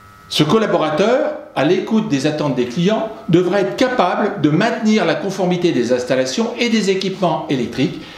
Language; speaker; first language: French; native; French